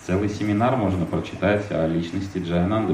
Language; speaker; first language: Russian; native; Russian